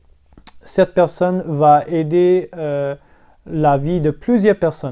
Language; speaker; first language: French; non-native, learner; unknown